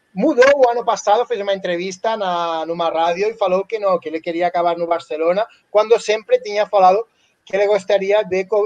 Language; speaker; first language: Portuguese; non-native, learner; Spanish